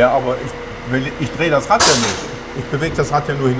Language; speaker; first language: German; native; German